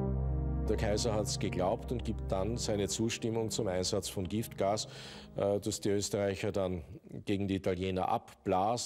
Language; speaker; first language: German; native; German